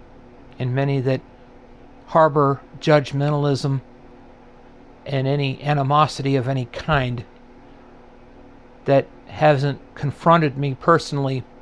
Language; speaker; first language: English; native; English